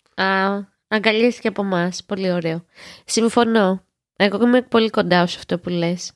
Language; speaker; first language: Greek; native; Greek